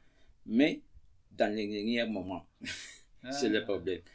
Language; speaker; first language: French; non-native, fluent; Spanish